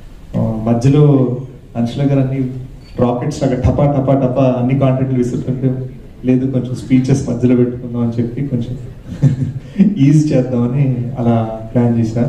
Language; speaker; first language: Telugu; early bilingual, heritage; Telugu